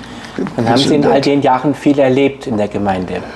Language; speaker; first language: German; native; German